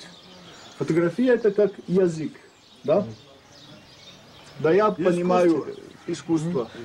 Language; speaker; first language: Russian; non-native, learner; French